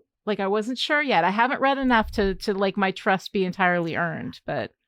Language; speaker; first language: English; native; English